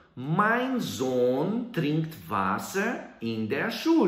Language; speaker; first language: German; non-native, fluent; Portuguese